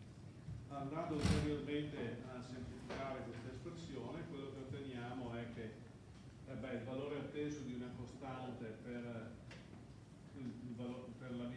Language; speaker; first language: Italian; native; Italian